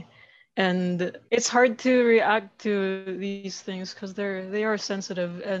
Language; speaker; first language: English; non-native, local second language; Filipino